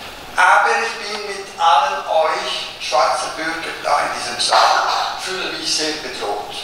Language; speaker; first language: German; non-native, local second language; Italian